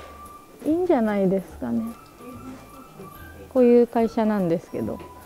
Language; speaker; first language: Japanese; native; Japanese